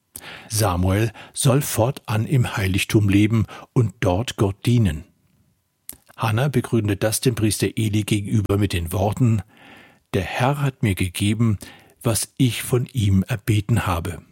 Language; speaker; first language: German; native; German